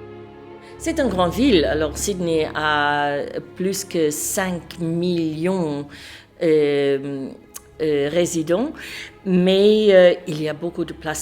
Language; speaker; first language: French; non-native, fluent; English